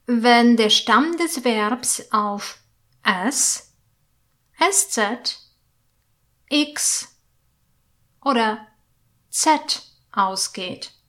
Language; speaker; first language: German; non-native, fluent; Polish